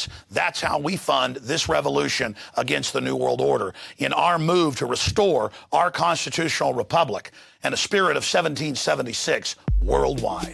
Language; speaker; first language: English; native; English